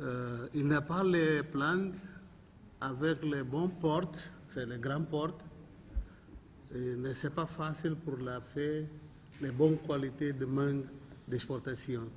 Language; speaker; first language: French; non-native, learner; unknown